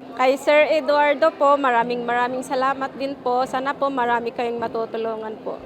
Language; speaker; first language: Filipino; non-native, local second language; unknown